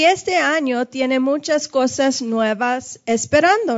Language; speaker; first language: Spanish; non-native, fluent; English